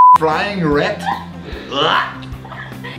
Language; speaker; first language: English; non-native, learner; Danish